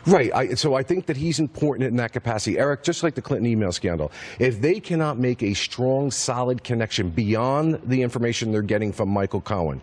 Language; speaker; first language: English; native; English